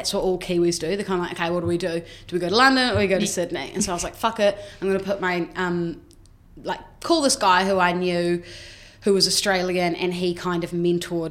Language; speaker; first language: English; native; English